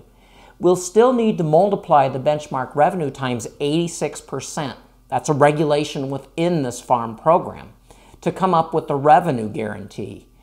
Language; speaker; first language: English; native; English